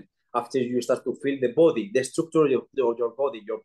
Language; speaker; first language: English; non-native, learner; Spanish